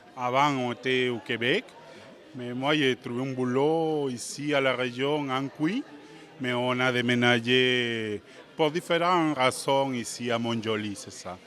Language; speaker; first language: French; non-native, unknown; Spanish